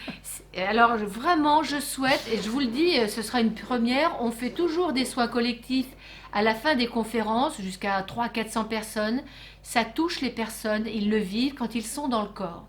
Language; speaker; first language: French; native; French